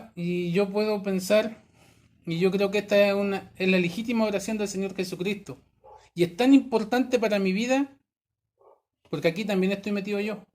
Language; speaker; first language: Spanish; native; Spanish